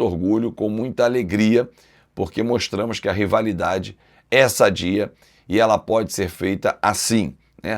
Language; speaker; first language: Portuguese; native; Portuguese